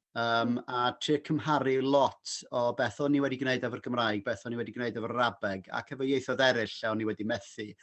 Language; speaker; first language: Welsh; non-native, local second language; English